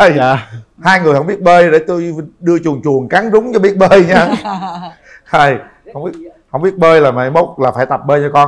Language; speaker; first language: Vietnamese; native; Vietnamese